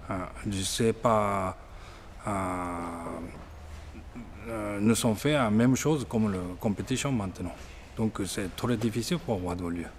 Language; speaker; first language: French; non-native, learner; Japanese